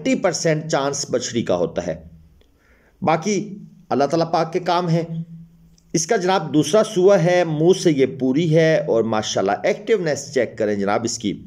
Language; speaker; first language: Urdu; non-native, local second language; Punjabi